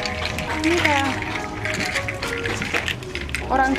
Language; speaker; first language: Indonesian; non-native, learner; Romanian